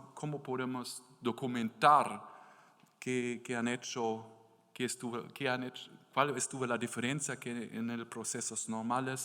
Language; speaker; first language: Spanish; non-native, learner; German